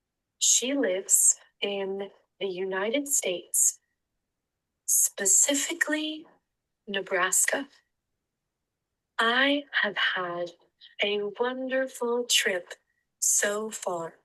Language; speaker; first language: English; non-native, learner; Spanish